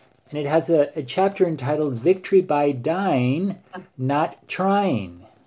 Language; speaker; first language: English; native; English